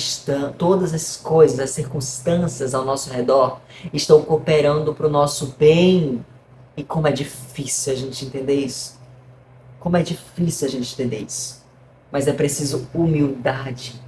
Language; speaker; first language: Portuguese; native; Portuguese